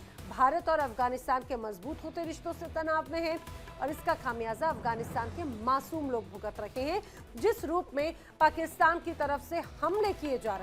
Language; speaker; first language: Hindi; native; Hindi